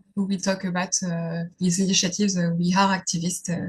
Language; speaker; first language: English; non-native, fluent; French